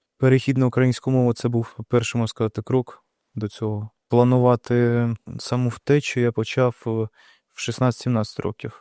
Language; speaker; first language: Ukrainian; non-native, local second language; Russian